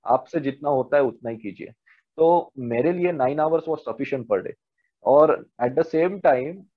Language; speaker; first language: Hindi; non-native, local second language; Marathi